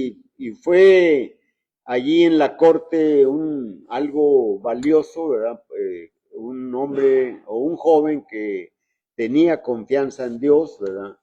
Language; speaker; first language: Spanish; native; Spanish